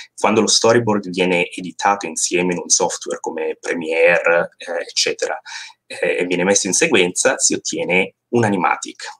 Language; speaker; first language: Italian; native; Italian